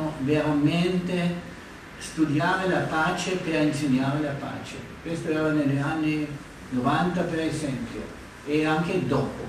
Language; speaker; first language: Italian; non-native, fluent; German